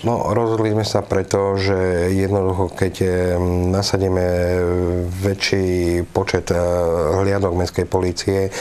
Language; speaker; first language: Slovak; native; Slovak